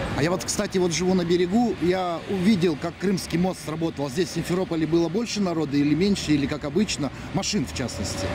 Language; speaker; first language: Russian; native; Russian